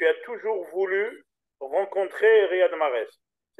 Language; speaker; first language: French; native; French